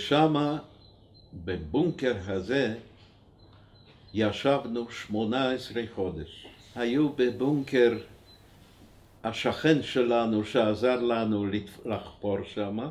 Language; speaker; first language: Hebrew; non-native, fluent; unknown